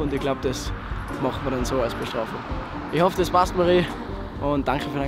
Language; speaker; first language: German; native; German